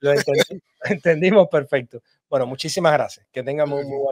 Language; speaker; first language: Spanish; native; Spanish